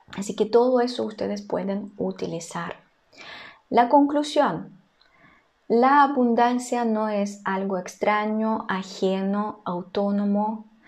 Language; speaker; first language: Spanish; non-native, fluent; Russian